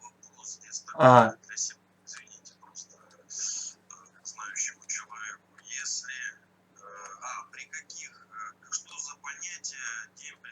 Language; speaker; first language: Russian; native; Russian